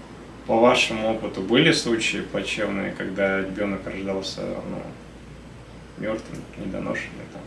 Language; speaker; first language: Russian; native; Russian